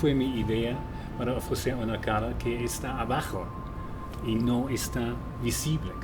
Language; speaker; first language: Spanish; non-native, fluent; German